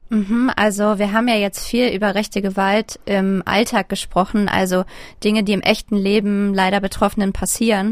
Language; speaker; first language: German; native; German